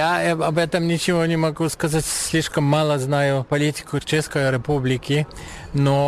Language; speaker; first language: Russian; non-native, fluent; German